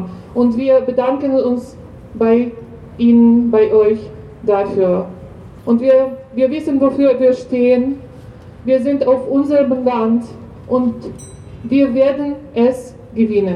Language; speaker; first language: German; non-native, fluent; Ukrainian